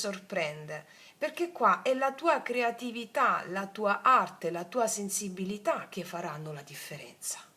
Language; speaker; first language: Italian; native; Italian